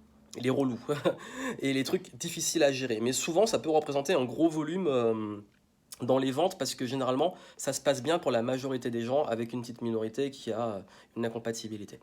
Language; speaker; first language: French; native; French